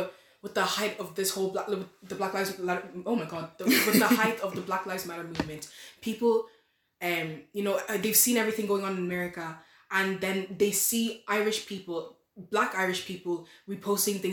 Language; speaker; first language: English; native; English